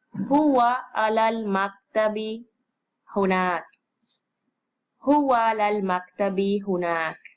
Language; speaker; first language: Arabic; non-native, fluent; Spanish